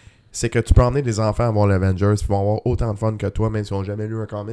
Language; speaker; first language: French; native; French